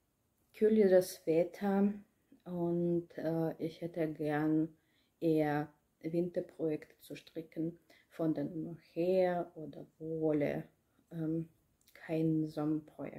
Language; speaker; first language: German; non-native, learner; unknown